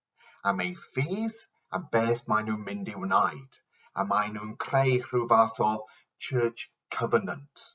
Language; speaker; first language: Welsh; non-native, fluent; English